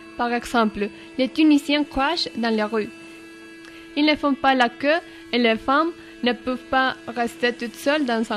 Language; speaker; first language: French; non-native, learner; Spanish